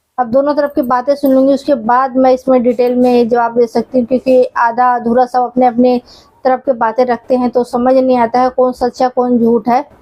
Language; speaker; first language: Hindi; native; Hindi